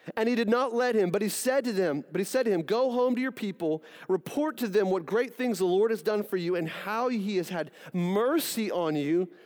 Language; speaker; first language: English; native; English